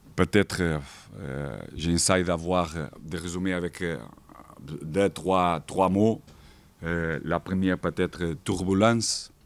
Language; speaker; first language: French; non-native, fluent; Portuguese